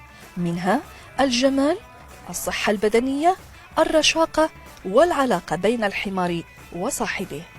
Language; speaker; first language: Arabic; native; Arabic